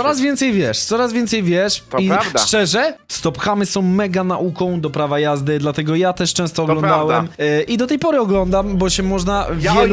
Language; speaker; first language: Polish; native; Polish